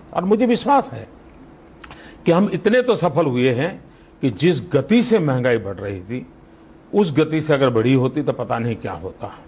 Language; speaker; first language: Hindi; non-native, local second language; Gujarati